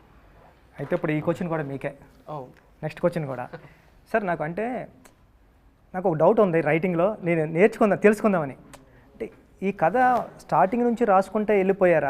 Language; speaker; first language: Telugu; native; Telugu